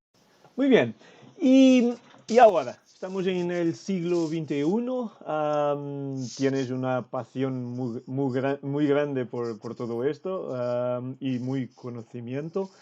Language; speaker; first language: Spanish; non-native, fluent; Portuguese